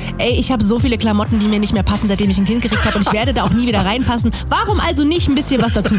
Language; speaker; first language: German; native; German